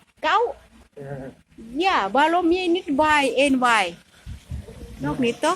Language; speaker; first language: Dutch; non-native, learner; Thai